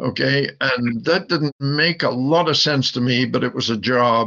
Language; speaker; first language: English; native; English